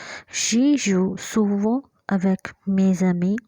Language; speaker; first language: French; non-native, fluent; Hindi